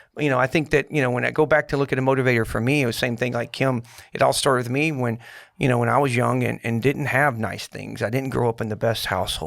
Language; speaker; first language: English; native; English